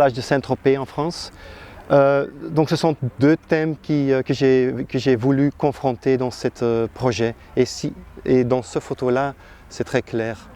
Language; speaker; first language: French; non-native, local second language; Dutch